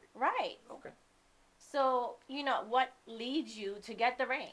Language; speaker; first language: English; native; English